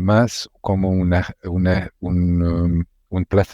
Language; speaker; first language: Spanish; non-native, learner; Hungarian